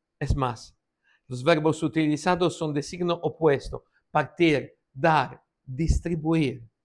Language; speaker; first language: Spanish; non-native, fluent; Italian